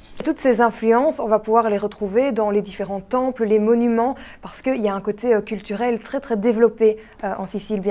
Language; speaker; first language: French; native; French